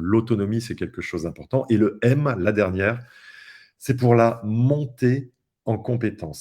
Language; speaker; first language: French; native; French